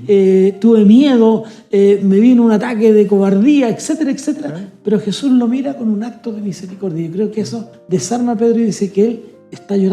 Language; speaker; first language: Spanish; native; Spanish